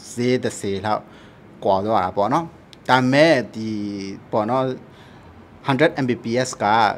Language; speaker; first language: Burmese; native; Burmese